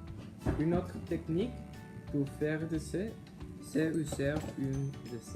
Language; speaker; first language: French; non-native, learner; English